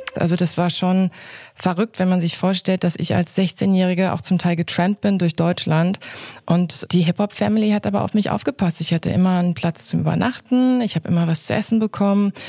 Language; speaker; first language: German; early bilingual, other home language; Korean